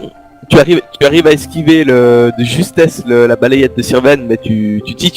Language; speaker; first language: French; native; French